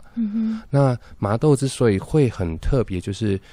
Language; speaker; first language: Chinese; native; Chinese